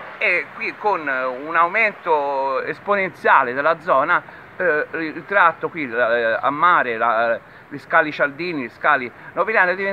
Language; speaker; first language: Italian; native; Italian